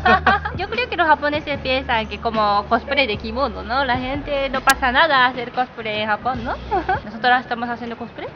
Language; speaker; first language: Spanish; non-native, learner; Japanese